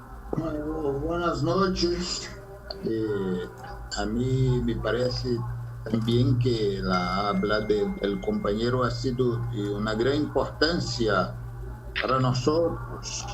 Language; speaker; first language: Spanish; non-native, fluent; Portuguese